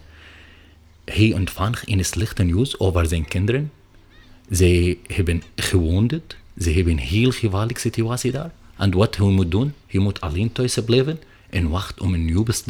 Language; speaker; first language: Dutch; non-native, learner; Arabic